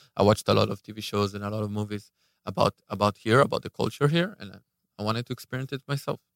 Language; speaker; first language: English; non-native, fluent; Hebrew